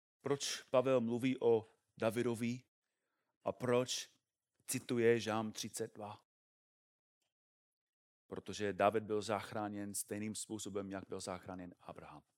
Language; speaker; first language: Czech; non-native, fluent; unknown